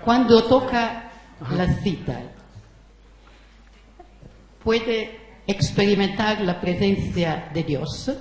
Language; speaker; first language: Spanish; non-native, fluent; Italian